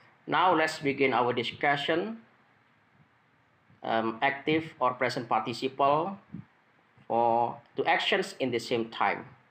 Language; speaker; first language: English; non-native, fluent; Indonesian